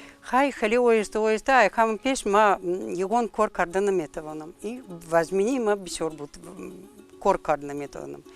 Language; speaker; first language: Tajik; non-native, fluent; Russian